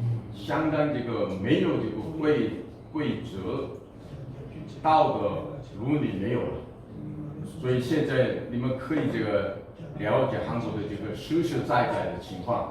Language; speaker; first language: Chinese; non-native, fluent; Korean